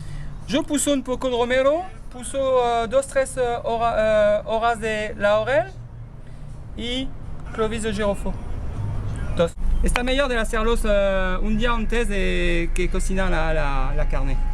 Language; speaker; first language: Spanish; non-native, learner; French